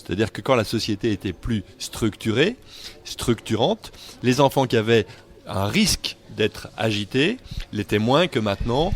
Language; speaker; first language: French; native; French